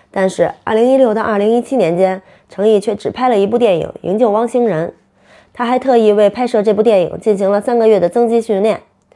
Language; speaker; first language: Chinese; native; Chinese